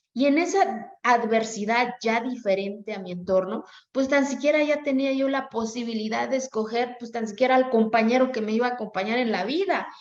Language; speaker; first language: Spanish; non-native, local second language; Zapotec